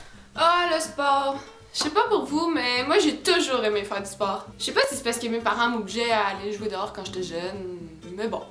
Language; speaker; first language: French; native; French